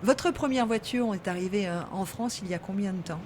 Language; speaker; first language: French; native; French